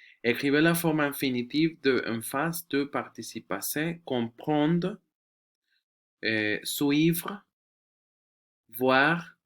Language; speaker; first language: French; non-native, fluent; Spanish